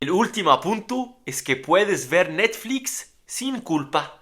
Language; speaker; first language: Spanish; non-native, learner; English